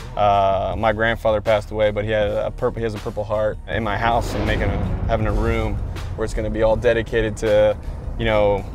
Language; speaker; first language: English; native; English